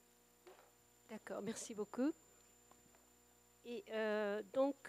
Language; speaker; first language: French; non-native, fluent; Japanese